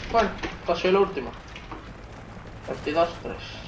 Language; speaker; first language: Spanish; native; Spanish